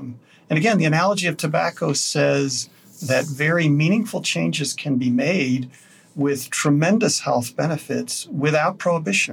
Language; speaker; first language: English; native; English